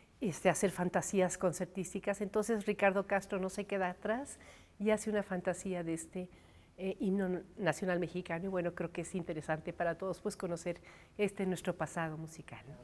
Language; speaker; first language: Spanish; native; Spanish